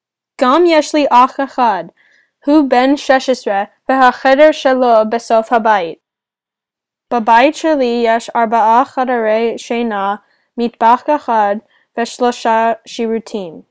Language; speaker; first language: Hebrew; non-native, learner; English